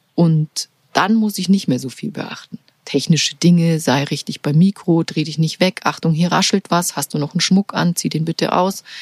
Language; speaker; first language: German; native; German